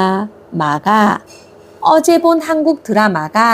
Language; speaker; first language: Korean; non-native, fluent; Thai